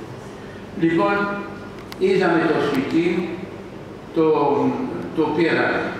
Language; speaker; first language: Greek; non-native, learner; French